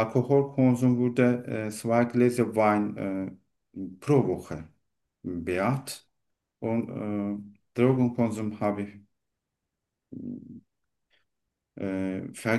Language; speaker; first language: German; non-native, fluent; Turkish